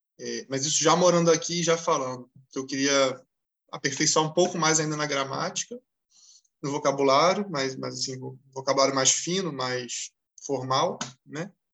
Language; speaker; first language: Portuguese; native; Portuguese